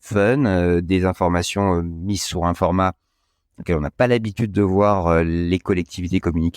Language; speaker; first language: French; native; French